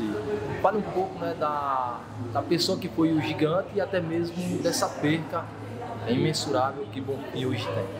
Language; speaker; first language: Portuguese; native; Portuguese